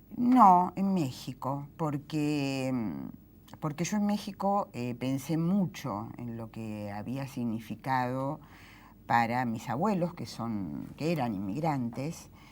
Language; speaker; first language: Spanish; native; Spanish